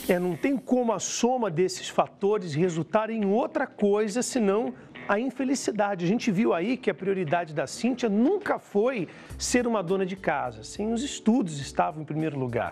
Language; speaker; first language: Portuguese; native; Portuguese